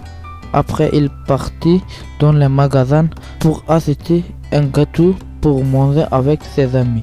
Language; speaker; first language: French; non-native, learner; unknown